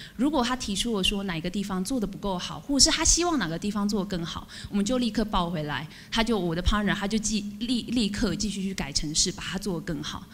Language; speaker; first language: Chinese; native; Chinese